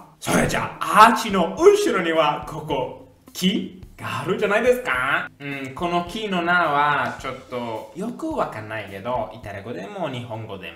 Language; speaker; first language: Japanese; non-native, fluent; Italian